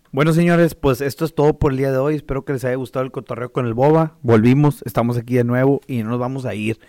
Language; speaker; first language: Spanish; native; Spanish